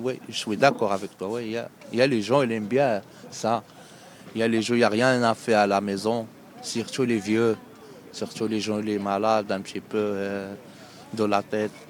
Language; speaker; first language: French; non-native, learner; Arabic